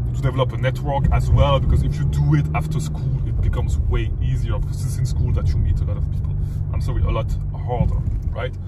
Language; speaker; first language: English; non-native, fluent; French